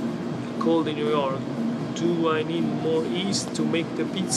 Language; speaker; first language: English; non-native, fluent; Italian